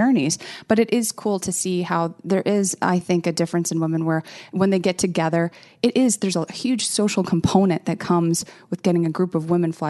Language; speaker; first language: English; native; English